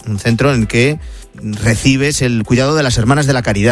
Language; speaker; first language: Spanish; native; Spanish